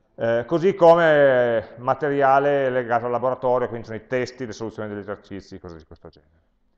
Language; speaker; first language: Italian; native; Italian